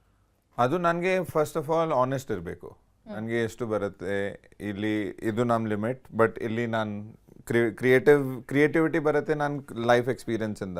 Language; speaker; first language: Kannada; non-native, local second language; Punjabi